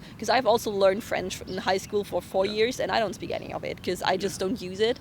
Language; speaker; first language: English; non-native, fluent; German